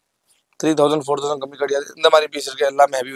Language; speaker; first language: Tamil; non-native, local second language; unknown